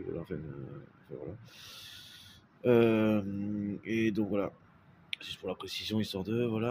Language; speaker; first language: French; native; French